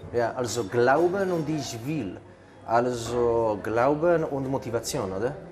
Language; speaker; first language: German; non-native, fluent; Polish